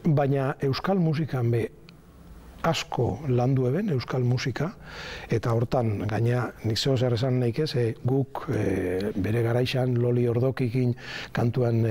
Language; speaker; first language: Basque; native; Basque